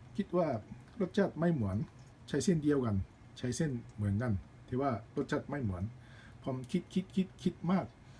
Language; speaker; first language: Thai; non-native, learner; Japanese